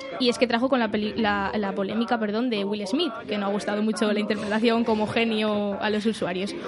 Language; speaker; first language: Spanish; native; Spanish